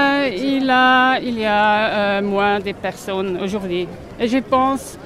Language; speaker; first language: French; non-native, local second language; Swiss German